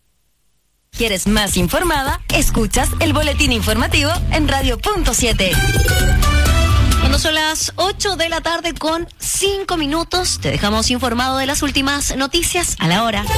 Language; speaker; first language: Spanish; native; Spanish